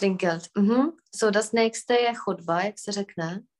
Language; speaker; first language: German; non-native, fluent; Czech